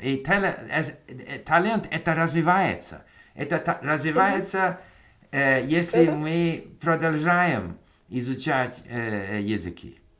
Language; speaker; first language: Russian; non-native, learner; English